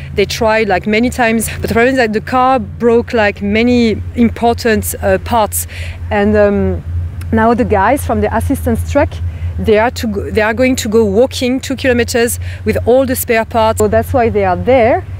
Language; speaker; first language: English; non-native, fluent; French